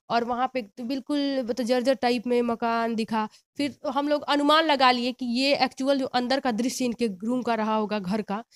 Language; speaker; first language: Hindi; native; Hindi